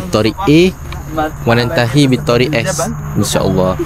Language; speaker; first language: Arabic; non-native, learner; Malay